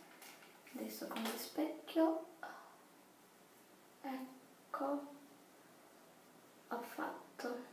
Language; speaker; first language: Italian; non-native, fluent; Portuguese